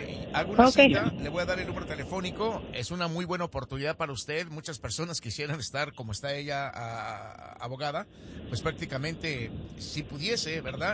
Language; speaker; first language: Spanish; native; Spanish